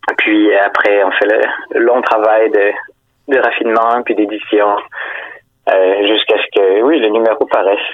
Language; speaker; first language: French; native; French